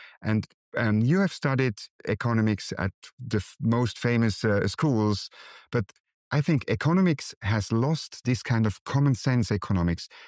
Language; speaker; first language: English; non-native, fluent; German